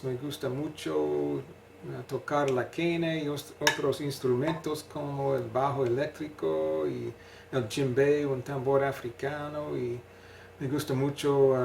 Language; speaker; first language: Spanish; non-native, learner; English